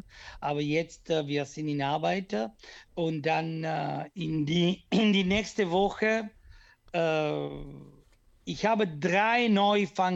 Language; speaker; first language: German; non-native, learner; Italian